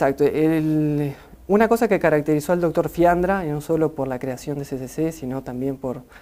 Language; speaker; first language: Spanish; native; Spanish